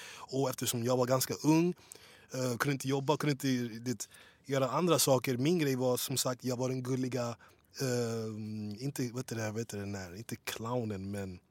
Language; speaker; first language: Swedish; early bilingual, other home language; English